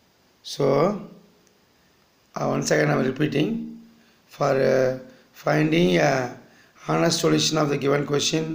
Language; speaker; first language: English; non-native, local second language; Tamil